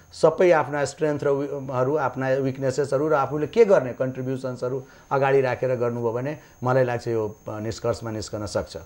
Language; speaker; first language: Nepali; non-native, local second language; Maithili